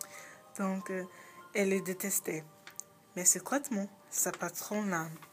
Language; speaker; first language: French; non-native, learner; English